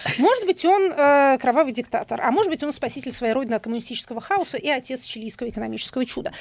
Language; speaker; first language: Russian; native; Russian